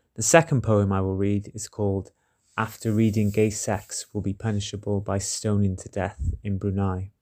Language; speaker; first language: English; native; English